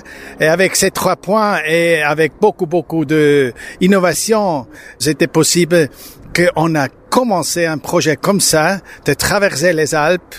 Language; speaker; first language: French; non-native, local second language; German